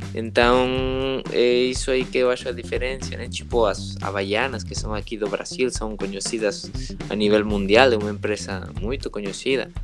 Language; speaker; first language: Portuguese; non-native, learner; Spanish